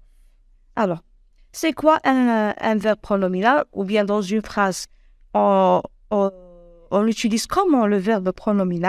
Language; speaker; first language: French; non-native, local second language; Arabic